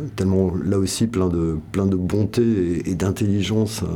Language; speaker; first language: French; native; French